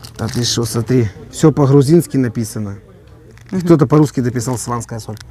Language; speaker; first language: Russian; native; Russian